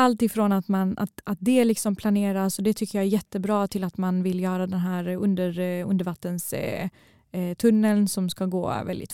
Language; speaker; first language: Swedish; early bilingual, other home language; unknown